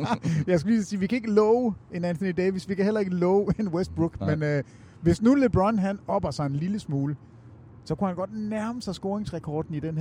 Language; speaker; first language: Danish; native; Danish